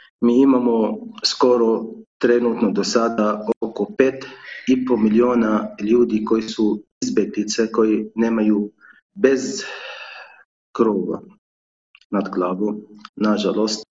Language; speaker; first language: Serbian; non-native, learner; Arabic